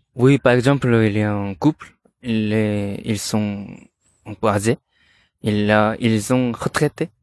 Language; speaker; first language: French; non-native, learner; Korean